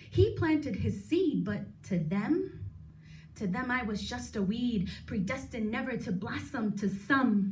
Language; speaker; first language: English; native; English